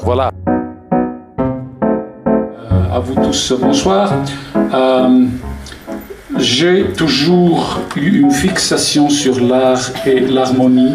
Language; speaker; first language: French; non-native, fluent; Italian